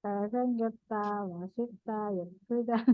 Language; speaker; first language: Korean; non-native, learner; Indonesian